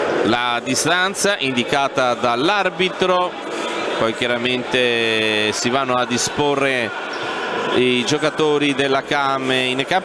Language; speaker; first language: Italian; native; Italian